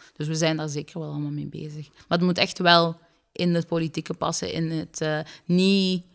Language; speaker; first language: Dutch; early bilingual, other home language; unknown